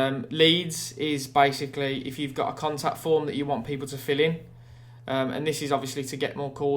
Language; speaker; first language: English; native; English